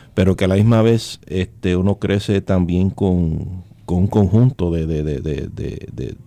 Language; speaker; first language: Spanish; early bilingual, heritage; Spanish